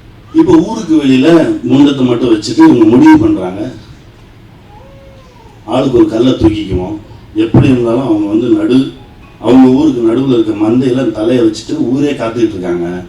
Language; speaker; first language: Tamil; native; Tamil